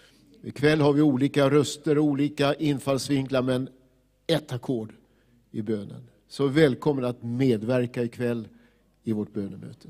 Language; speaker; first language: Swedish; native; Swedish